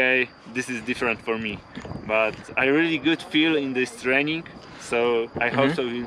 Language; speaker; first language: English; non-native, learner; Polish